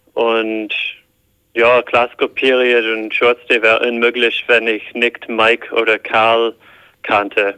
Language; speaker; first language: German; non-native, fluent; English